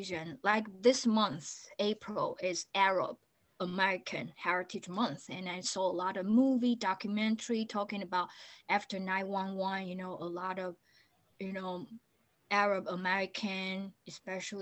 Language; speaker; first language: English; non-native, fluent; Chinese